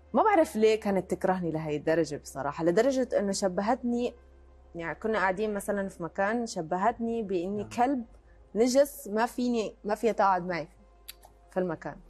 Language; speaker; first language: Arabic; native; Arabic